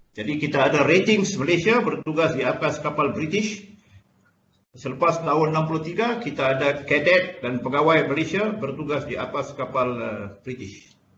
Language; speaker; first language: Malay; native; Malay